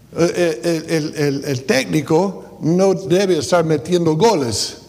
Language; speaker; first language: Spanish; non-native, fluent; English